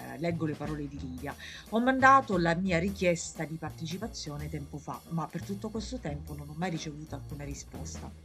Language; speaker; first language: Italian; native; Italian